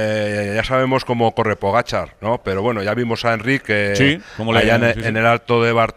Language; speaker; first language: Spanish; native; Spanish